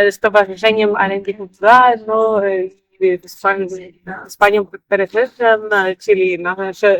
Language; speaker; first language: Polish; non-native, fluent; Spanish